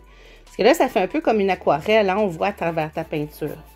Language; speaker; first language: French; native; French